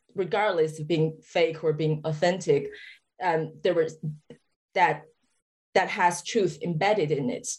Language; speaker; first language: English; non-native, fluent; Chinese